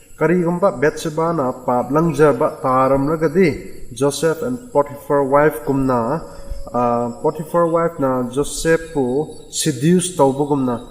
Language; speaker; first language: Manipuri; non-native, local second language; Rongmei Naga